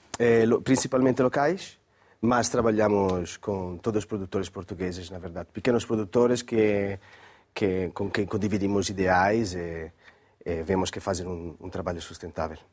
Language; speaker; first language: Portuguese; non-native, fluent; Italian